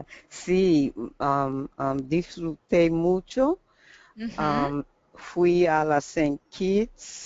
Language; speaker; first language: Spanish; non-native, learner; English